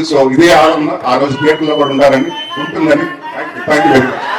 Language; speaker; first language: Telugu; native; Telugu